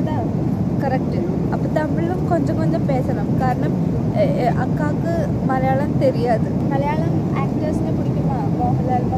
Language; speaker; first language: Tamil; non-native, learner; Malayalam